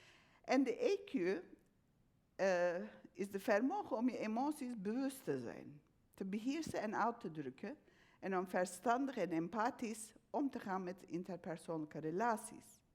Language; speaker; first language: Dutch; non-native, fluent; Turkish